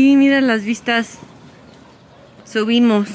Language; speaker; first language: Spanish; non-native, fluent; English